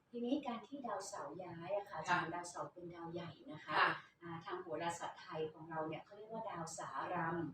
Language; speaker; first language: Thai; native; Thai